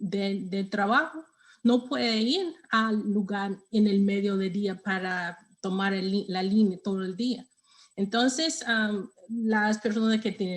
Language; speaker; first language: Spanish; non-native, learner; English